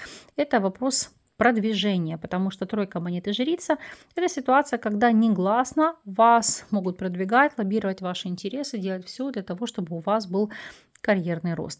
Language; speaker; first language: Russian; native; Russian